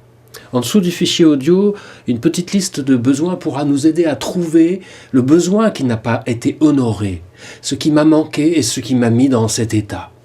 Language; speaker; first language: French; native; French